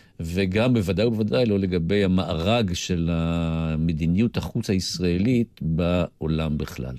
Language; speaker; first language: Hebrew; native; Hebrew